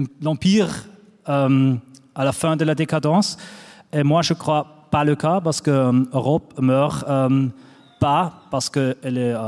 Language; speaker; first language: French; non-native, fluent; German